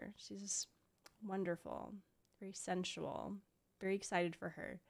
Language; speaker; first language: English; native; English